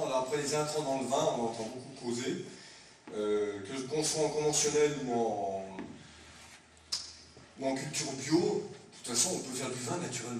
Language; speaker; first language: French; native; French